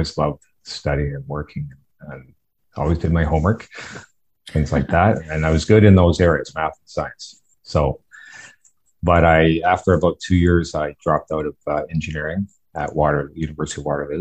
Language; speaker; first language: English; native; English